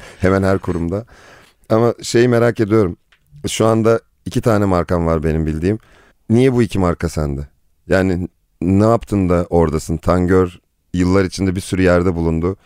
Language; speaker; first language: Turkish; native; Turkish